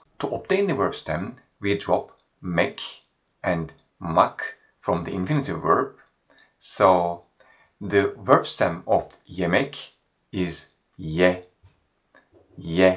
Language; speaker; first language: English; non-native, fluent; Turkish